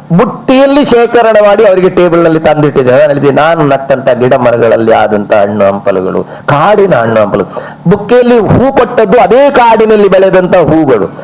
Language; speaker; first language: Kannada; non-native, local second language; Malayalam